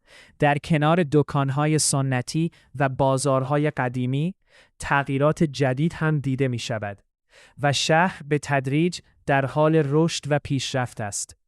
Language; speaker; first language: Persian; native; Persian